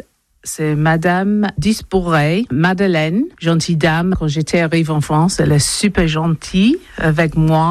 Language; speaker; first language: French; non-native, learner; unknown